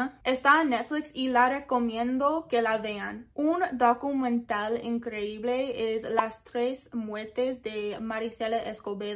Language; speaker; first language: Spanish; non-native, learner; English